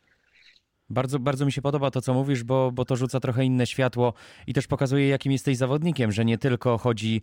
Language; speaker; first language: Polish; native; Polish